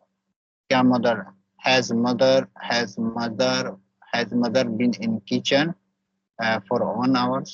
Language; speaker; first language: English; non-native, learner; Hindi